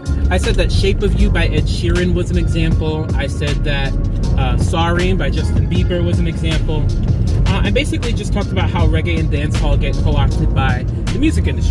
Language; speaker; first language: English; native; English